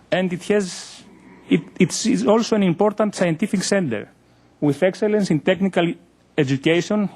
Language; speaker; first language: English; non-native, fluent; Greek